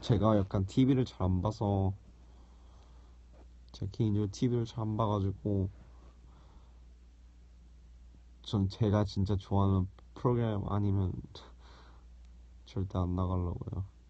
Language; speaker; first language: Korean; early bilingual, heritage; Korean